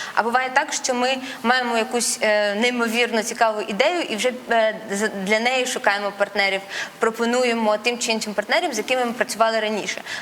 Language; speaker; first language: Ukrainian; non-native, local second language; Russian